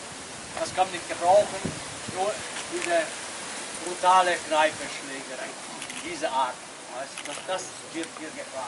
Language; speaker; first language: German; non-native, fluent; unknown